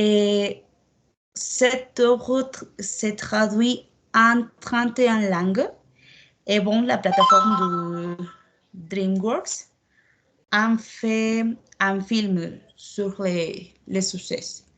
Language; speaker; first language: French; non-native, learner; Spanish